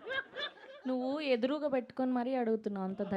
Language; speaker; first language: Telugu; native; Telugu